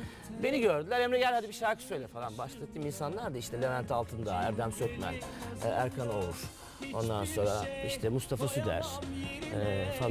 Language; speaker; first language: Turkish; native; Turkish